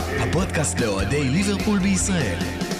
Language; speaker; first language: Hebrew; native; Hebrew